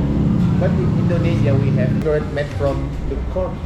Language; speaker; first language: English; non-native, local second language; Indonesian